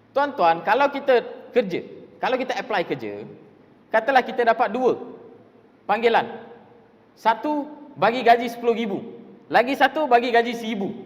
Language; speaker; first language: Malay; non-native, local second language; Tamil